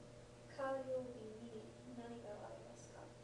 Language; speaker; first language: Japanese; non-native, learner; English